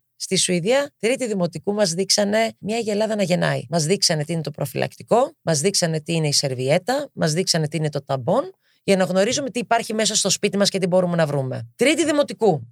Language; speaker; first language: Greek; early bilingual, heritage; Greek